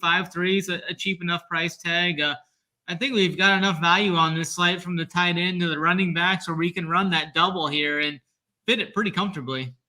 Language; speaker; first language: English; native; English